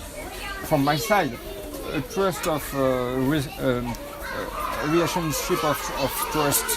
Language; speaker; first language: English; non-native, fluent; French